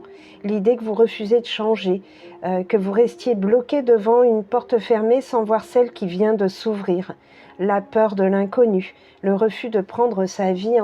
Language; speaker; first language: French; native; French